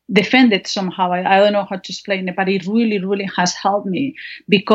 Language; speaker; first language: English; non-native, fluent; Spanish